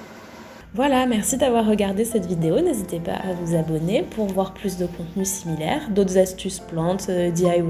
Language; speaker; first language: French; native; French